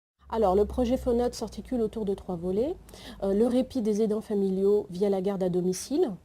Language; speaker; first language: French; native; French